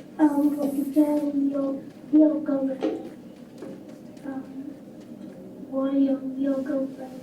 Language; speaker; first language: Chinese; non-native, learner; English